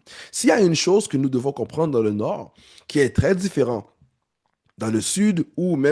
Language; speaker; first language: French; non-native, local second language; English